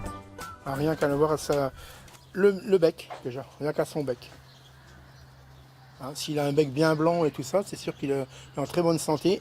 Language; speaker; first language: French; native; French